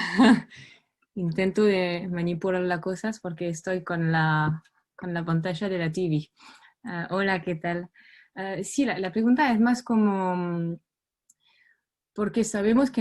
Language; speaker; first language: Spanish; non-native, fluent; French